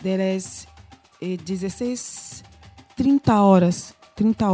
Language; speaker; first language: Spanish; non-native, learner; Portuguese